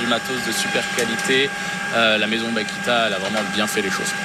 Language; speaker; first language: French; native; French